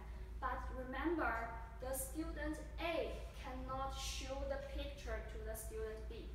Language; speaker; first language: English; non-native, fluent; Chinese